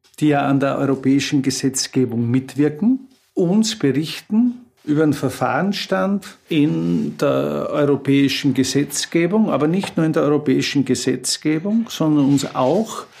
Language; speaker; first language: German; native; German